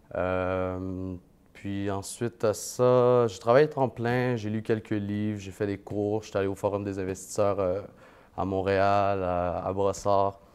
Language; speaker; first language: French; early bilingual, other home language; Vietnamese